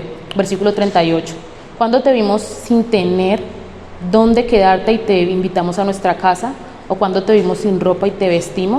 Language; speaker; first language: Spanish; native; Spanish